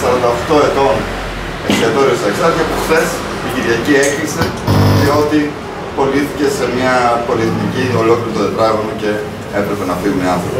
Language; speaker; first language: Greek; native; Greek